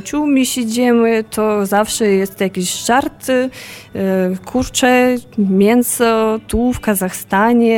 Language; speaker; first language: Polish; non-native, fluent; Russian